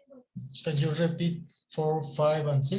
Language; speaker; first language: English; non-native, learner; Spanish